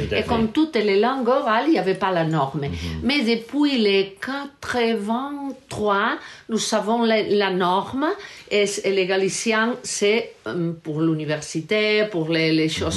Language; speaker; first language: French; non-native, learner; Galician